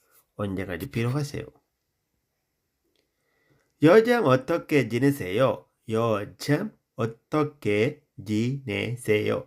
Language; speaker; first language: Korean; non-native, fluent; Sinhala